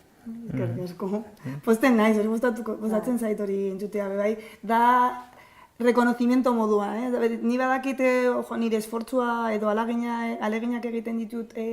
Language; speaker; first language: Basque; non-native, learner; Spanish